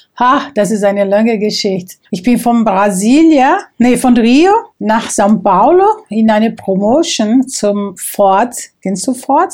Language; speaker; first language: German; non-native, fluent; Portuguese